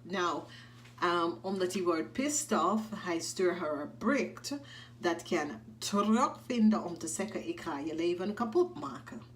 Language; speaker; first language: Dutch; non-native, fluent; English